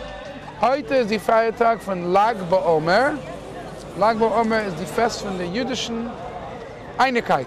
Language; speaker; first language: German; non-native, fluent; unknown